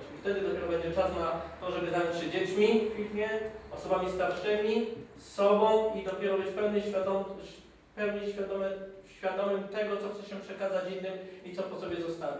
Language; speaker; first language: Polish; native; Polish